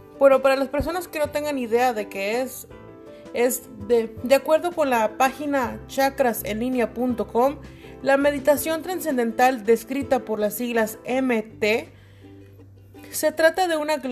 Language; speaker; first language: Spanish; native; Spanish